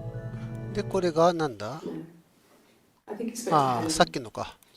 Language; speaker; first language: Japanese; native; Japanese